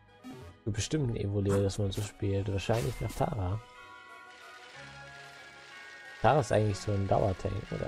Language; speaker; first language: German; native; German